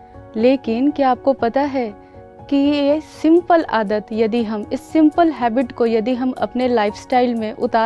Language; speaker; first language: Hindi; native; Hindi